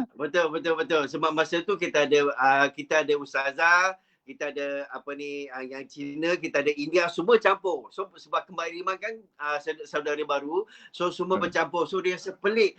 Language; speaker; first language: Malay; non-native, local second language; Chinese